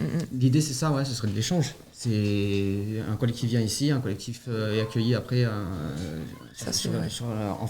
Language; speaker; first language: French; native; French